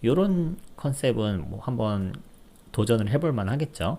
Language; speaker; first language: Korean; native; Korean